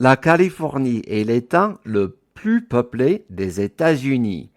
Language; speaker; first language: French; non-native, fluent; English